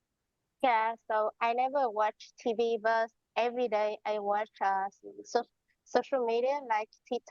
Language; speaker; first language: English; non-native, learner; Vietnamese